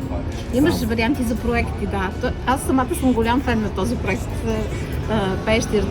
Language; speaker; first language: Bulgarian; native; Bulgarian